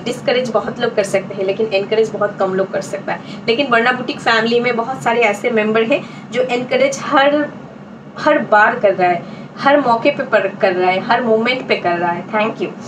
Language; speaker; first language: Hindi; non-native, local second language; Bangla